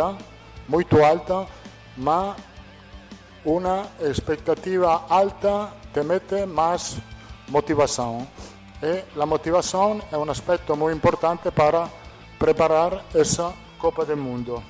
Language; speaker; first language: Portuguese; non-native, fluent; Italian